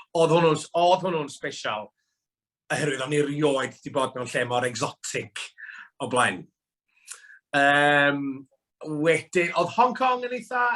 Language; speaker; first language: Welsh; native; Welsh